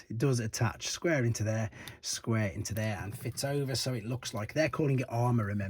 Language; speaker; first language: English; native; English